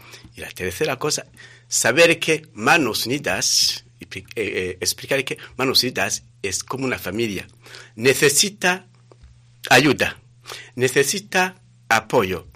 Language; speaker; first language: Spanish; non-native, fluent; Rundi